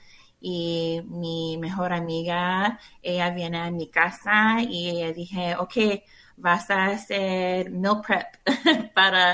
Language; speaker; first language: Spanish; non-native, learner; English